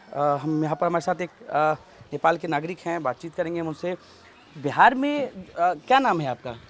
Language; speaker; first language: Hindi; native; Hindi